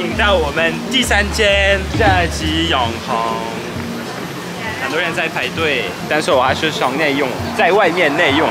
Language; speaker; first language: Chinese; non-native, fluent; French